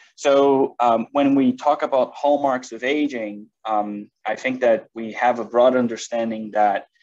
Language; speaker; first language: English; non-native, fluent; Portuguese